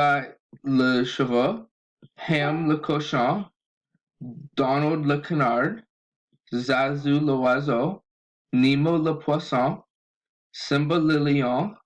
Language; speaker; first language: French; non-native, learner; English